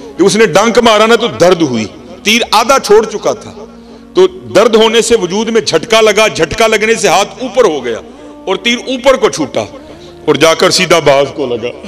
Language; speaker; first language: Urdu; non-native, local second language; Punjabi